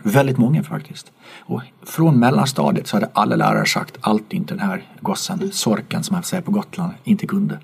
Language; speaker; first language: Swedish; native; Swedish